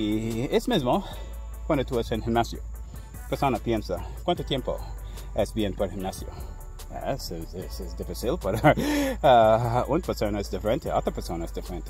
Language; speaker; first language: Spanish; non-native, learner; English